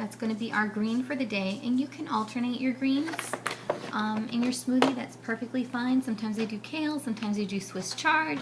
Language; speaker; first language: English; native; English